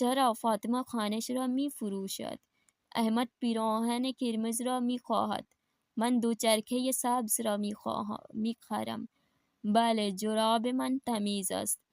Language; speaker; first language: Persian; non-native, fluent; Urdu